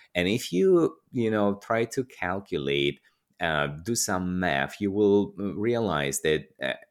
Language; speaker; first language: English; non-native, fluent; Russian